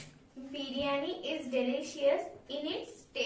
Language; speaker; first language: English; non-native, learner; Bangla